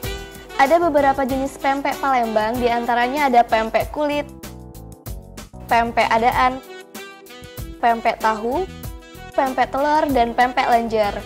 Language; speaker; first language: Indonesian; native; Indonesian